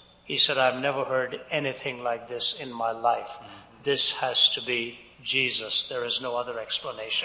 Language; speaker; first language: English; non-native, local second language; Hindi